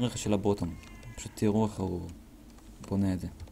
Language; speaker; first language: Hebrew; native; Hebrew